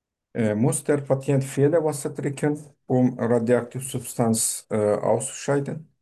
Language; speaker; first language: German; non-native, fluent; Turkish